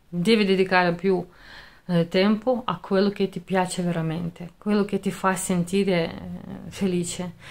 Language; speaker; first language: Italian; non-native, fluent; Russian